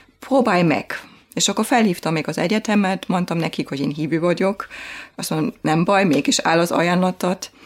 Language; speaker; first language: Hungarian; non-native, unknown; German